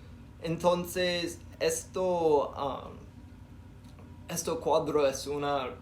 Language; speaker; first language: Spanish; non-native, learner; English